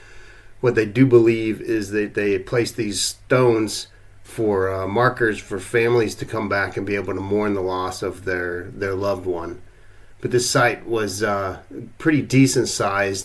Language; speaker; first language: English; native; English